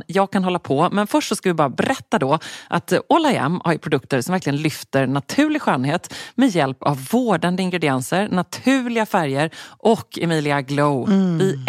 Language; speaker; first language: Swedish; native; Swedish